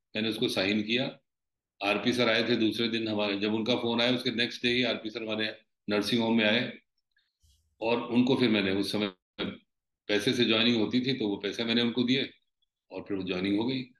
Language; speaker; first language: Hindi; native; Hindi